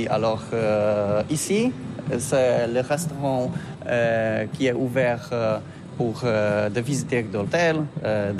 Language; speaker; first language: French; non-native, learner; Polish